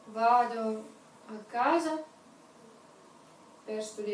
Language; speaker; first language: Italian; non-native, learner; Russian